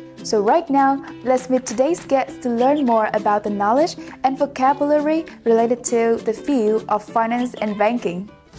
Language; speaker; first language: English; non-native, fluent; Vietnamese